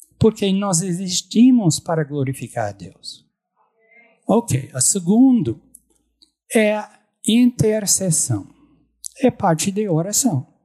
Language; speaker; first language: Portuguese; non-native, fluent; English